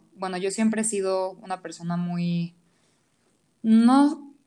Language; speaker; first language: Spanish; native; Spanish